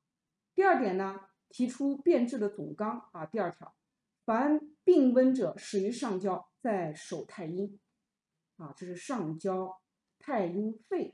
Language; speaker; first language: Chinese; native; Chinese